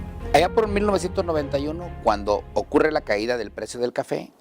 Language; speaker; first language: Spanish; native; Spanish